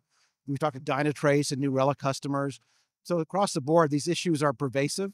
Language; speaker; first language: English; native; English